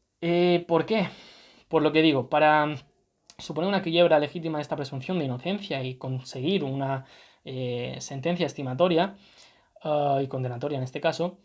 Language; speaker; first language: Spanish; native; Spanish